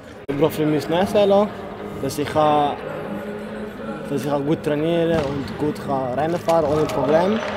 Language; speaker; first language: German; non-native, learner; Tigrinya